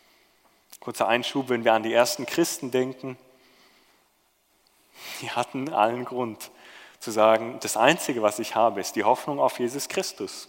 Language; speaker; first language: German; native; German